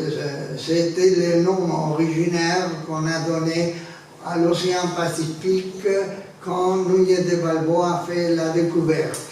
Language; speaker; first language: French; non-native, fluent; Spanish